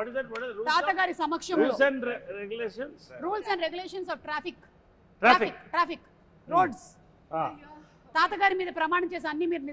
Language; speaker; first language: Telugu; native; Telugu